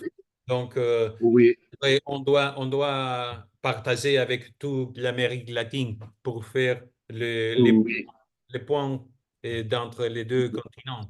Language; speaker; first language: French; non-native, fluent; Spanish